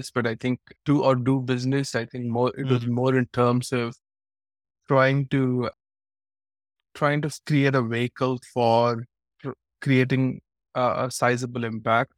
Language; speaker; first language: English; non-native, local second language; Telugu